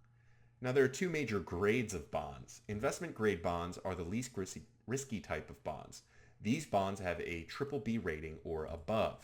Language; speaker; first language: English; native; English